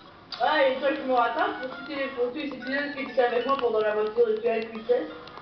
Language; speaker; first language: French; native; French